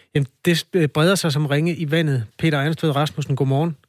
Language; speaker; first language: Danish; native; Danish